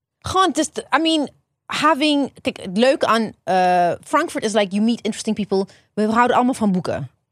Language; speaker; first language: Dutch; non-native, fluent; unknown